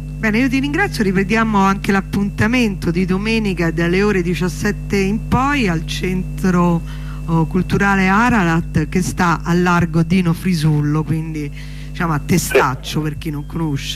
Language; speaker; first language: Italian; native; Italian